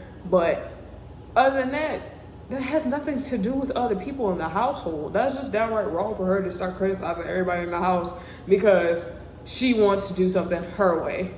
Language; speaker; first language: English; native; English